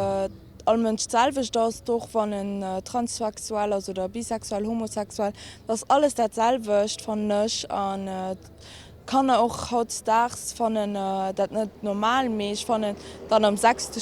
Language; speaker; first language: German; non-native, local second language; Luxembourgish